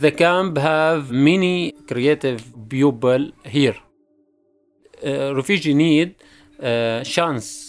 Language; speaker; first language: English; non-native, learner; Arabic